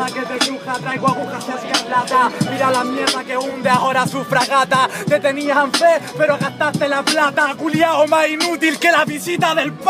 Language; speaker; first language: Spanish; native; Spanish